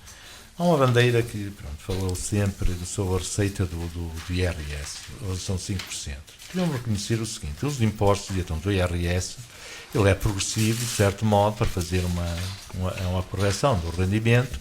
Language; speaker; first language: Portuguese; native; Portuguese